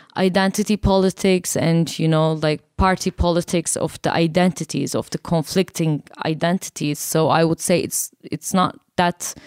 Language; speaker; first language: English; non-native, fluent; Turkish